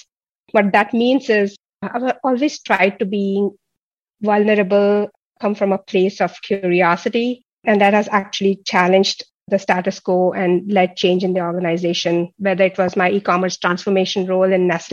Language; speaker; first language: English; non-native, local second language; Hindi